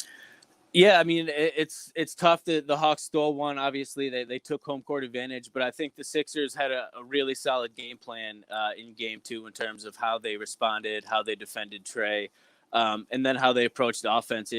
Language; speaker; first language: English; native; English